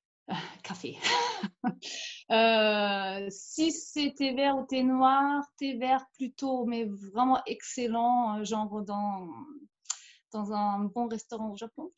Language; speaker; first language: French; non-native, fluent; German